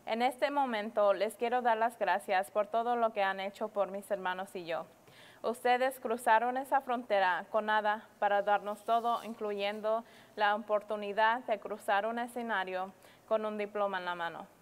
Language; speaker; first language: Spanish; early bilingual, heritage; Spanish